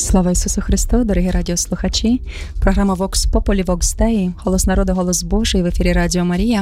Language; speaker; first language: Ukrainian; native; Ukrainian